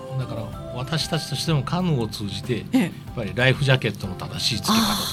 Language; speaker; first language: Japanese; native; Japanese